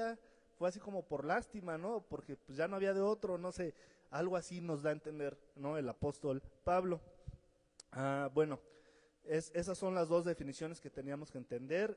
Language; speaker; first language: Spanish; native; Spanish